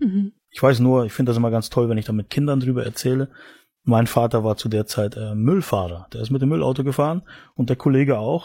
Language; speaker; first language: German; native; German